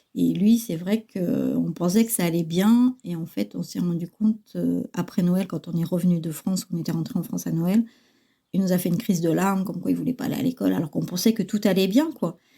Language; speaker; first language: French; early bilingual, other home language; Chinese